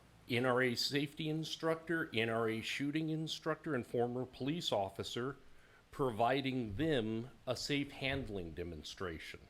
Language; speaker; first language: English; native; English